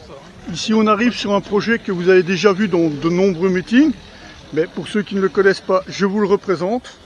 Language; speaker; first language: French; native; French